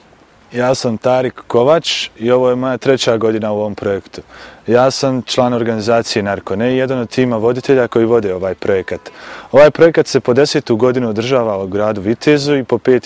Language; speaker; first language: Croatian; native; Croatian